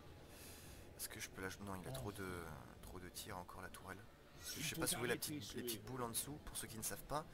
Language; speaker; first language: French; native; French